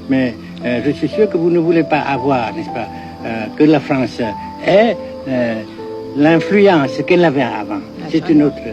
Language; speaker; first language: French; non-native, local second language; Vietnamese